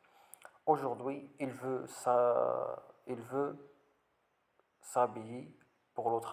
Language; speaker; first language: French; non-native, learner; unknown